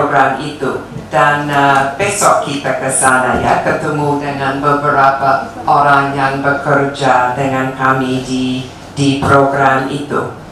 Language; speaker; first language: Indonesian; non-native, fluent; English